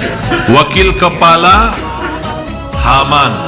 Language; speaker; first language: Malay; non-native, fluent; Arabic